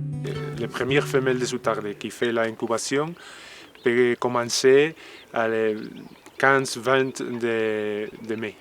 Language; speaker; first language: French; non-native, learner; Spanish